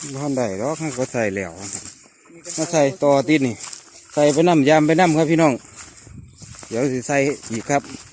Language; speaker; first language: Thai; native; Thai